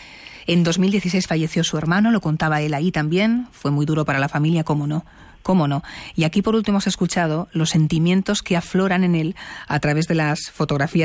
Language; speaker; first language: Spanish; native; Spanish